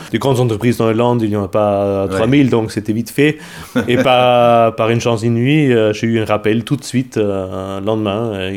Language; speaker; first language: French; non-native, fluent; German